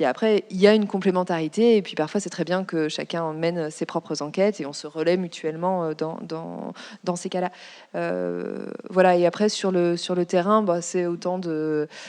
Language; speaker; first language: French; native; French